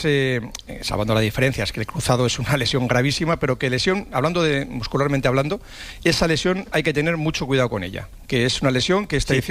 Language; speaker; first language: Spanish; native; Spanish